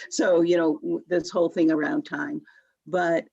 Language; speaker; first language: English; native; English